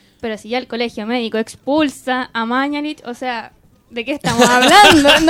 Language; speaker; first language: Spanish; native; Spanish